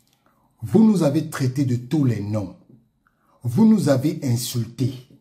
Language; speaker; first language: French; native; French